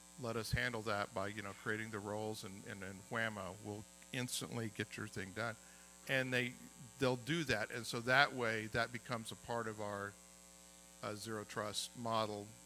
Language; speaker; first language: English; native; English